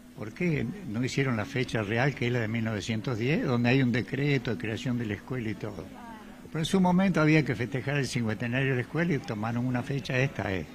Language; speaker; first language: Spanish; native; Spanish